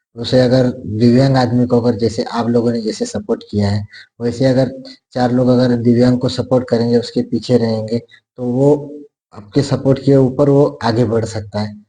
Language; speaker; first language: Hindi; non-native, local second language; Marathi